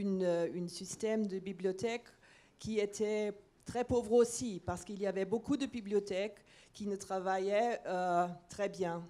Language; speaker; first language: French; non-native, fluent; German